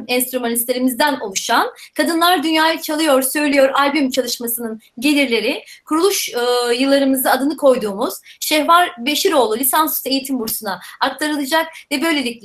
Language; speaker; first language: Turkish; native; Turkish